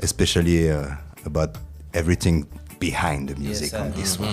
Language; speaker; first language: English; non-native, fluent; French